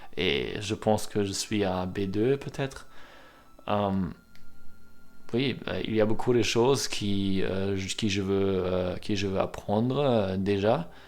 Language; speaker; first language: French; non-native, learner; German